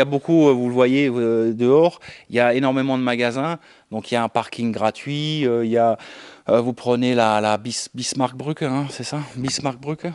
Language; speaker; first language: French; native; French